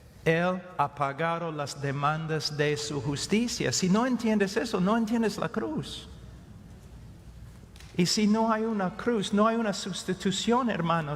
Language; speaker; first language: Spanish; non-native, fluent; English